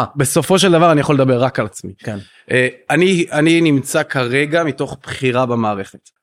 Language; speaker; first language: Hebrew; native; Hebrew